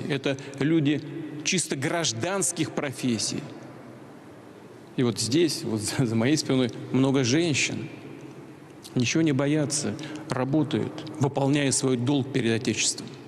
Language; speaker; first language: Russian; native; Russian